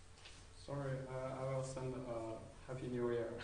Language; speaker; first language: English; non-native, learner; Chinese